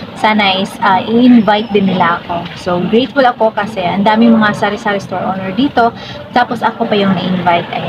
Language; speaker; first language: Filipino; non-native, local second language; Cebuano